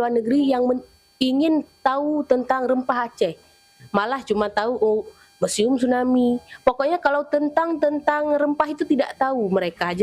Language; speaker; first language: Indonesian; non-native, local second language; Achinese